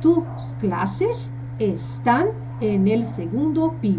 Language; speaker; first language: Spanish; non-native, fluent; Portuguese